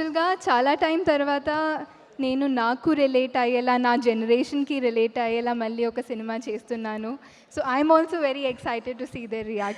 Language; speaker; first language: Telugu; non-native, fluent; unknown